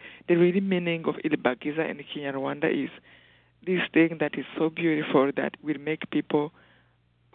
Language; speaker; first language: English; non-native, local second language; Kinyarwanda